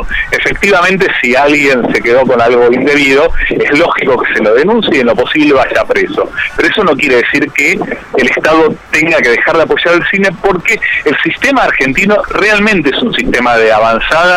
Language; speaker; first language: Spanish; native; Spanish